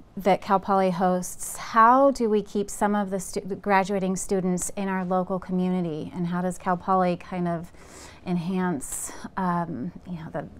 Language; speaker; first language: English; native; English